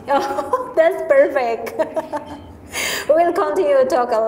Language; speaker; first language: English; non-native, learner; Indonesian